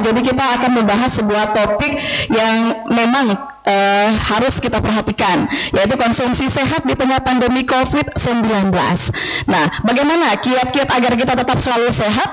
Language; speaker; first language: Indonesian; native; Indonesian